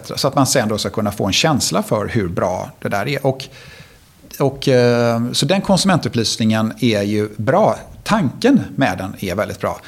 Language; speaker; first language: Swedish; native; Swedish